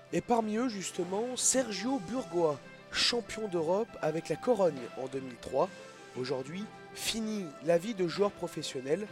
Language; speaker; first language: French; native; French